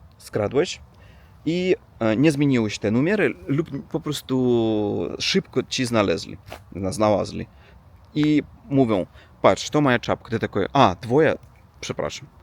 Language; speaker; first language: Polish; non-native, learner; Russian